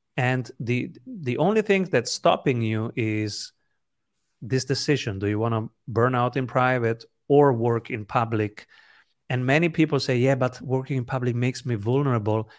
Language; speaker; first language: English; non-native, fluent; Italian